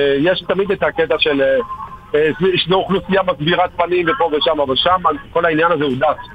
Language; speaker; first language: Hebrew; early bilingual, other home language; Georgian